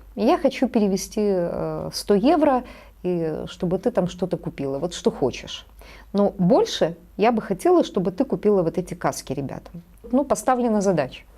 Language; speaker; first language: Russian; native; Russian